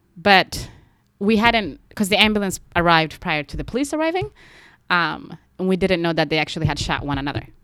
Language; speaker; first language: English; non-native, local second language; Somali